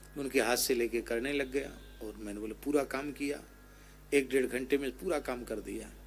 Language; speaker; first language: Hindi; native; Hindi